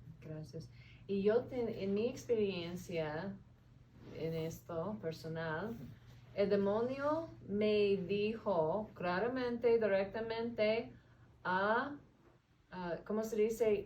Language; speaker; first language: Spanish; non-native, learner; English